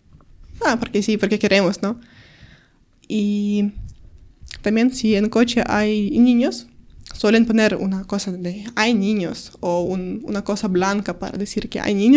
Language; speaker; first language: Spanish; non-native, learner; Ukrainian